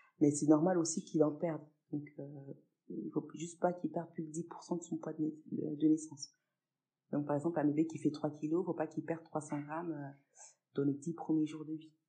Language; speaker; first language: French; early bilingual, other home language; Fula